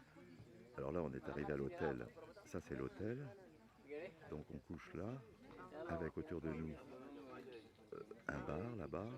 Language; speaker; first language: French; native; French